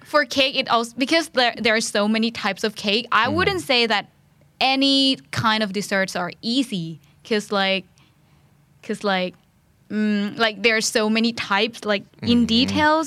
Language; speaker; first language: English; non-native, fluent; Thai